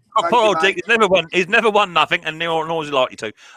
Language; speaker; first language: English; native; English